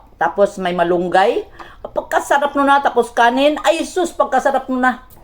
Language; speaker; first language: Filipino; non-native, local second language; Cebuano